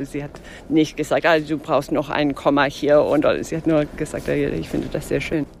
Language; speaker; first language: German; non-native, fluent; English